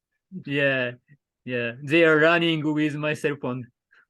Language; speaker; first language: English; non-native, learner; Japanese